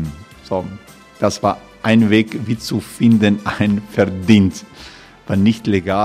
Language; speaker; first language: German; non-native, fluent; Croatian